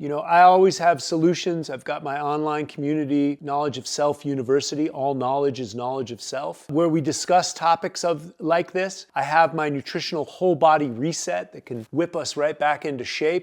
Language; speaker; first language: English; native; English